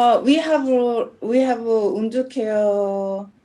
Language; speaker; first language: English; non-native, learner; Korean